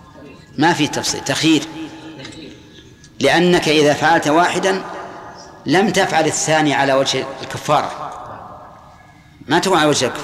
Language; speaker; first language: Arabic; native; Arabic